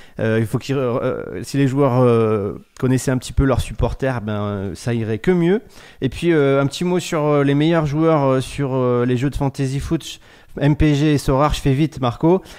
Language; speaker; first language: French; native; French